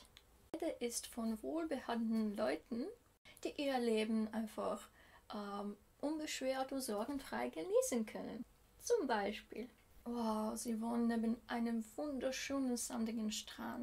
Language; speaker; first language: German; non-native, fluent; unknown